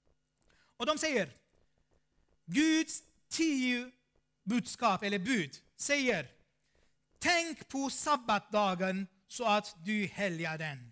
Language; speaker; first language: Swedish; non-native, fluent; Armenian